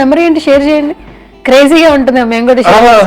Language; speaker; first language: Telugu; native; Telugu